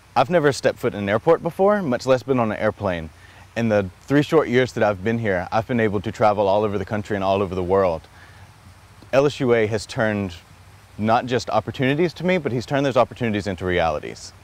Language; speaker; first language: English; native; English